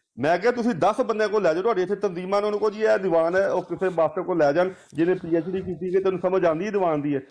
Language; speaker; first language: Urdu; non-native, local second language; Punjabi